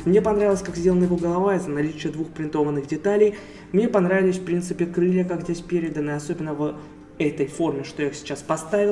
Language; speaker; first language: Russian; native; Russian